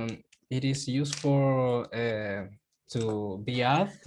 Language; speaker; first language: English; non-native, learner; Spanish